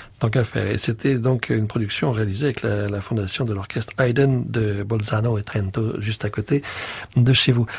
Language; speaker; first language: French; native; French